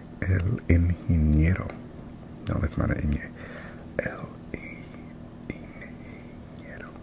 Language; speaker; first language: Spanish; non-native, learner; English